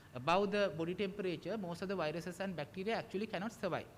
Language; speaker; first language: English; non-native, local second language; Sinhala